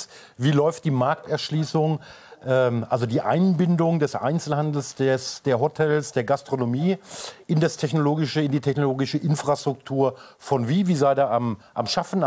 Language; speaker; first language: German; native; German